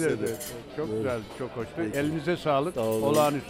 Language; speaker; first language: Turkish; native; Turkish